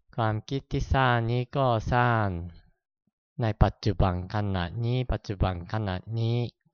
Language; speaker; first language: Thai; non-native, fluent; Japanese